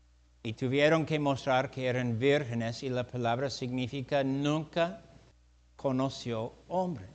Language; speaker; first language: Spanish; non-native, fluent; English